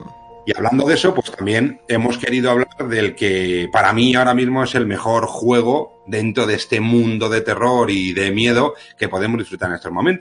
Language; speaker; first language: Spanish; native; Spanish